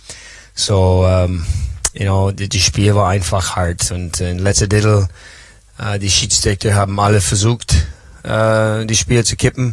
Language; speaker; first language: German; non-native, learner; English